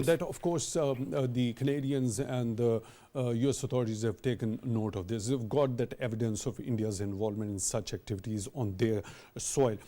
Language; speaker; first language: English; non-native, local second language; Urdu